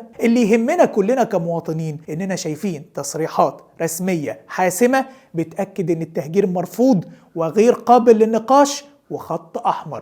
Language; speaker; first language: Arabic; native; Arabic